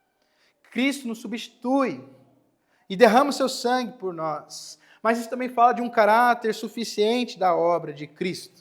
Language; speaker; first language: Portuguese; native; Portuguese